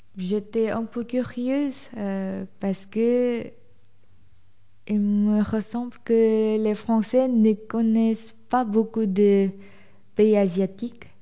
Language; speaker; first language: French; non-native, fluent; Korean